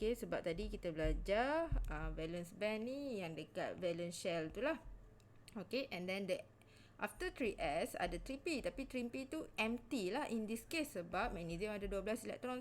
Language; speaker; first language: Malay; native; Malay